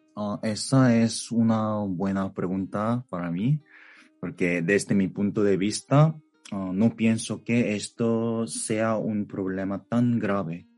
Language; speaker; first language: Spanish; non-native, fluent; Korean